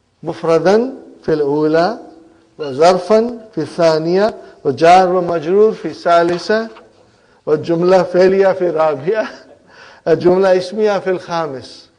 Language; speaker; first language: Arabic; non-native, fluent; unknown